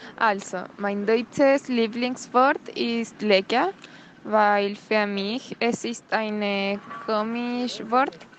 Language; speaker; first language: German; non-native, learner; Spanish